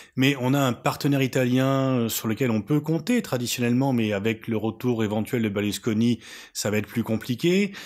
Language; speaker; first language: French; native; French